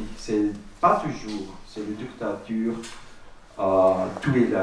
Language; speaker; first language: French; non-native, learner; Arabic